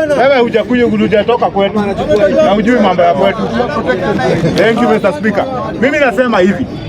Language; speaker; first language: Swahili; non-native, local second language; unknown